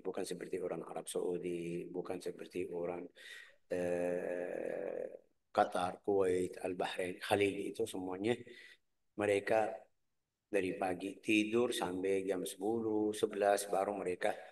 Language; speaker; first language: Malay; non-native, fluent; Arabic